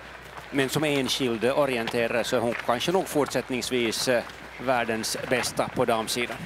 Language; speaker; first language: Swedish; native; Swedish